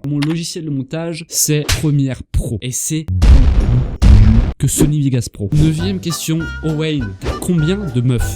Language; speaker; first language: French; native; French